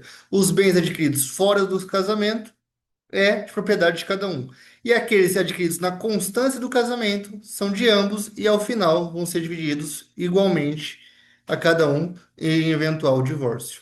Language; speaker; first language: Portuguese; native; Portuguese